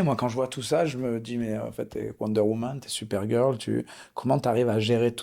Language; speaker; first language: French; native; French